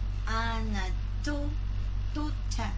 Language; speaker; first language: German; non-native, learner; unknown